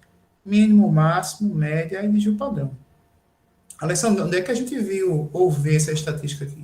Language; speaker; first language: Portuguese; native; Portuguese